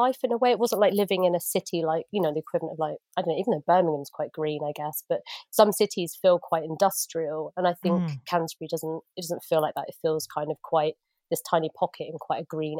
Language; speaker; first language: English; native; English